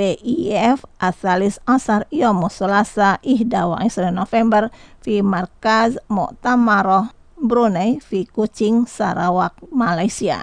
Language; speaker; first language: Arabic; non-native, fluent; Indonesian